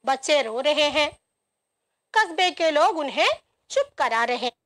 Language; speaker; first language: Hindi; non-native, local second language; Malayalam